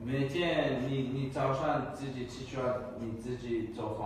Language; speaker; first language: Chinese; non-native, learner; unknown